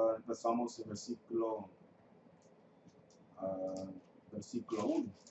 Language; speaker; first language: Spanish; non-native, fluent; English